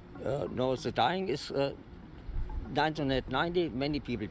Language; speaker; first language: English; non-native, learner; German